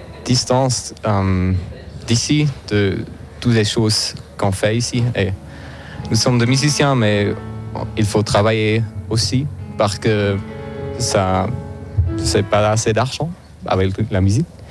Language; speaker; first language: French; non-native, learner; Swiss German